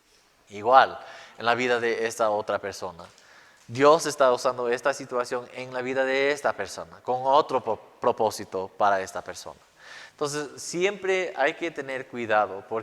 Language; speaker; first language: Spanish; non-native, fluent; English